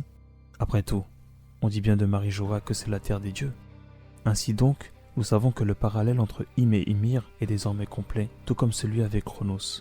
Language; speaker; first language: French; native; French